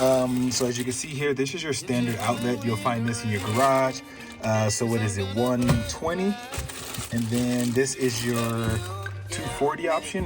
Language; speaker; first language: English; native; English